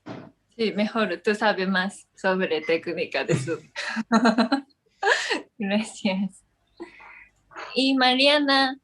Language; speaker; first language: Spanish; non-native, learner; Japanese